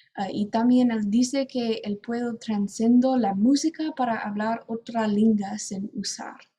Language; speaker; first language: Spanish; non-native, learner; English